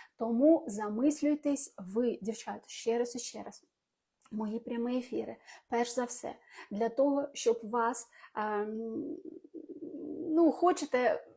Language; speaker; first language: Ukrainian; non-native, local second language; Russian